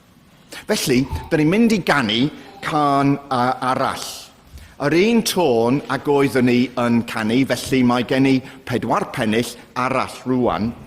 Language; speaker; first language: Welsh; non-native, fluent; English